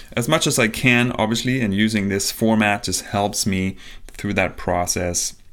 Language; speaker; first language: English; non-native, fluent; Danish